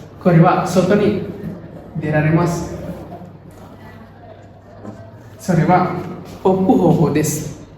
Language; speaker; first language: Japanese; non-native, learner; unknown